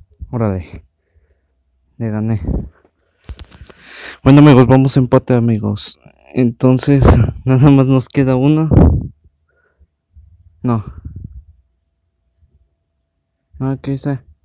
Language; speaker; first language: Spanish; native; Spanish